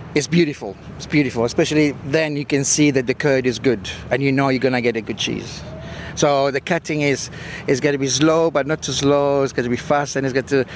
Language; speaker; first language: English; non-native, fluent; Italian